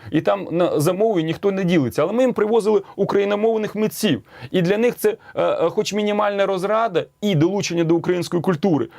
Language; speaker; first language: Ukrainian; native; Ukrainian